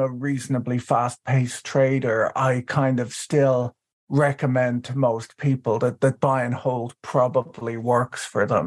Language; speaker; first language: English; native; English